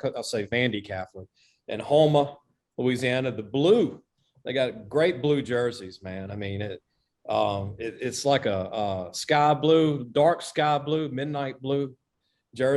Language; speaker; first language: English; native; English